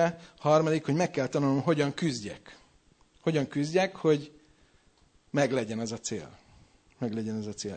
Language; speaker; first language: Hungarian; native; Hungarian